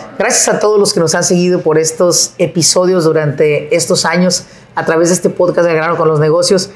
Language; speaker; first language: Spanish; native; Spanish